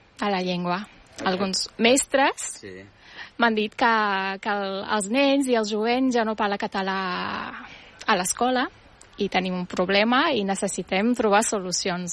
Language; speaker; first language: Catalan; non-native, fluent; Turkish